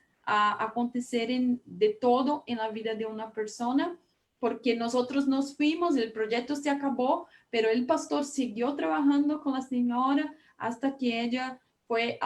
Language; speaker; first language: Spanish; non-native, fluent; Portuguese